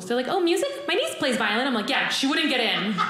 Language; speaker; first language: English; native; English